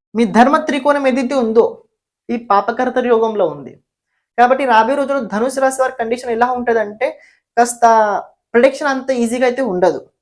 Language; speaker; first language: Telugu; non-native, local second language; Marathi